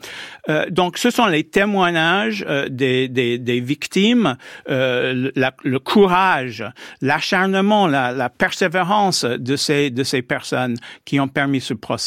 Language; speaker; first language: French; non-native, fluent; English